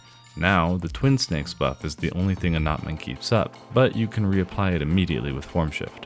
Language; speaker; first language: English; native; English